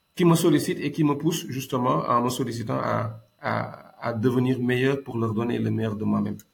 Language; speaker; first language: French; non-native, local second language; Wolof